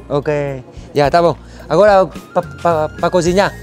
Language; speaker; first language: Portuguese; non-native, learner; Vietnamese